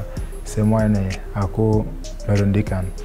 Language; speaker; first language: Indonesian; non-native, fluent; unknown